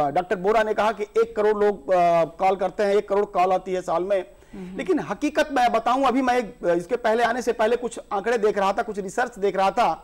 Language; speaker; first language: Hindi; native; Hindi